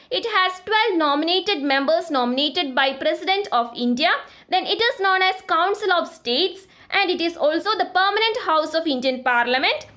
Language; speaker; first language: English; non-native, local second language; Malayalam